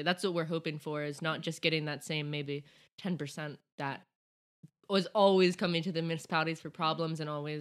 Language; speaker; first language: English; native; English